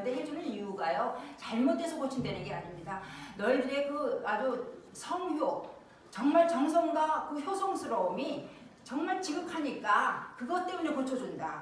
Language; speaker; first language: Korean; native; Korean